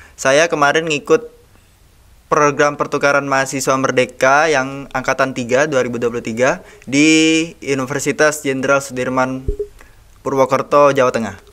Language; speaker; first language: Indonesian; native; Indonesian